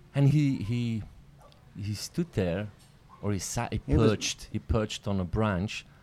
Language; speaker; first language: English; non-native, fluent; Dutch